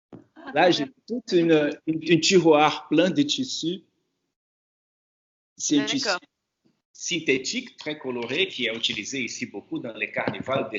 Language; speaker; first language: French; non-native, fluent; Portuguese